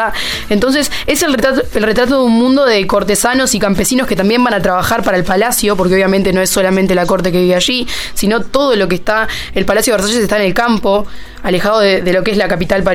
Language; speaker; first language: Spanish; native; Spanish